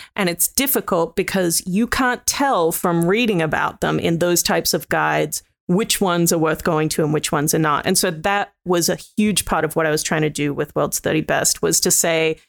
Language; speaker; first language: English; native; English